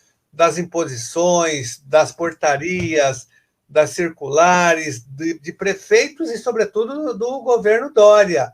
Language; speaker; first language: Portuguese; native; Portuguese